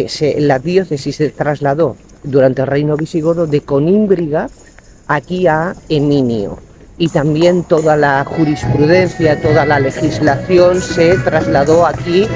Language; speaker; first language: Spanish; native; Spanish